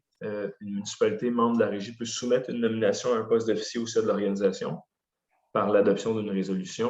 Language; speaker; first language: French; native; French